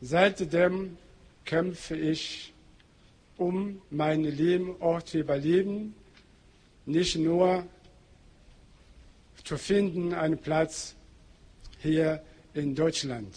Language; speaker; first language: German; non-native, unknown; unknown